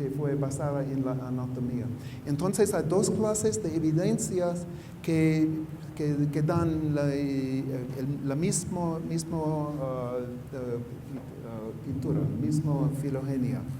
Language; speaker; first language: Spanish; non-native, fluent; English